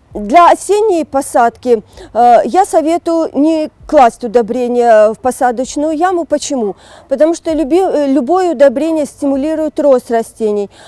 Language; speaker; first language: Russian; native; Russian